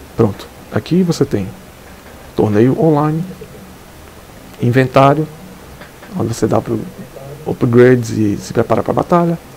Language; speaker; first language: Portuguese; native; Portuguese